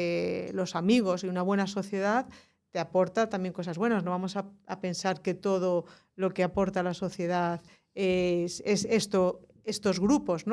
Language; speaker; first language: Spanish; native; Spanish